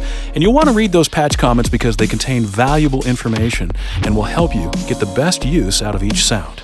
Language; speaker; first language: English; native; English